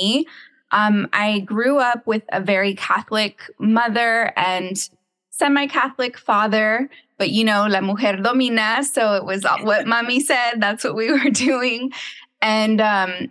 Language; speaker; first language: English; native; English